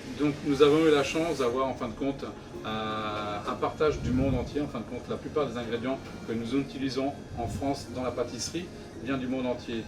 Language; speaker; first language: French; native; French